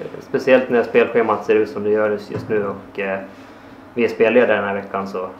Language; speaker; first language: Swedish; early bilingual, heritage; Swedish